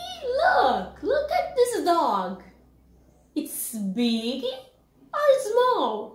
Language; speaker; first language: English; non-native, learner; Portuguese